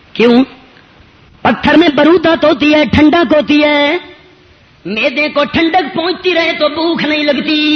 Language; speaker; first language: Urdu; non-native, local second language; Punjabi